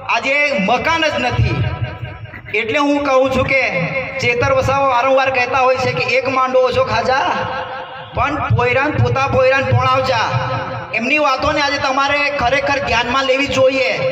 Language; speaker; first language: Gujarati; non-native, local second language; Bhili